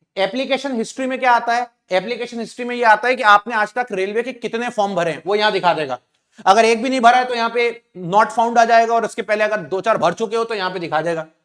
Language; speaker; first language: Hindi; native; Hindi